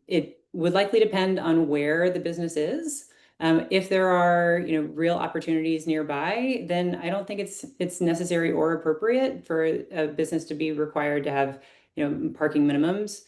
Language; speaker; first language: English; native; English